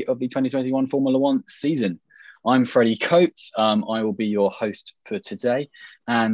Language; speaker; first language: English; native; English